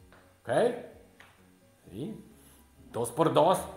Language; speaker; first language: Spanish; non-native, learner; Japanese